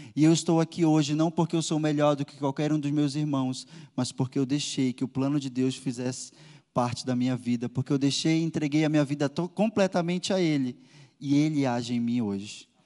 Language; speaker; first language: Portuguese; native; Portuguese